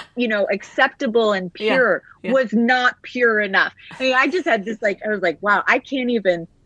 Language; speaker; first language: English; native; English